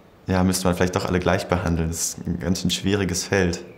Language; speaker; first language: German; native; German